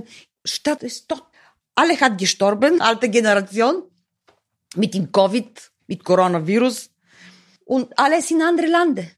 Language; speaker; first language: German; non-native, learner; Bulgarian